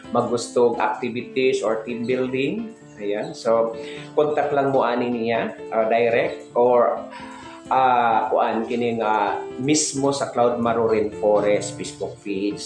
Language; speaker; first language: Cebuano; non-native, local second language; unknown